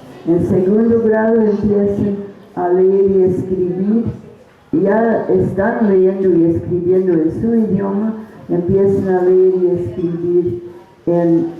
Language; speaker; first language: Spanish; non-native, fluent; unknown